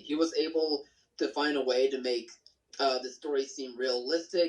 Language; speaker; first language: English; native; English